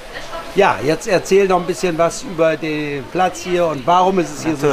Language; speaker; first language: German; native; German